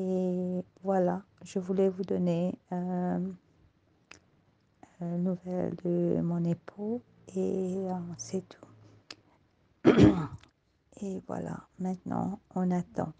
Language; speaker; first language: French; non-native, learner; Morisyen